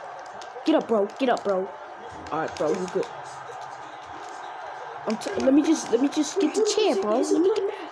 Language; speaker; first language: English; native; English